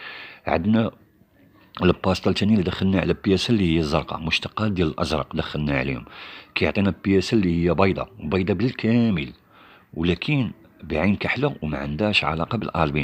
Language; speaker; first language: Arabic; native; Arabic